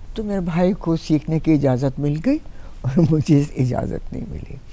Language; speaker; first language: Hindi; native; Hindi